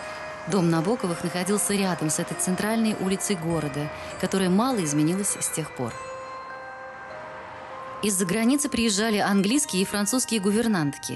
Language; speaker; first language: Russian; native; Russian